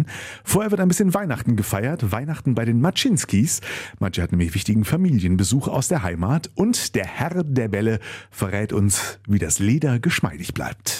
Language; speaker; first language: German; native; German